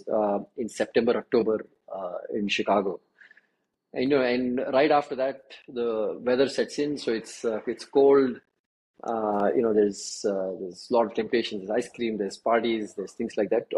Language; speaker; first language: English; non-native, local second language; Kannada